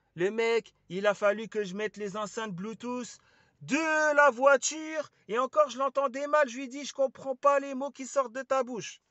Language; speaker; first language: French; early bilingual, other home language; Lingala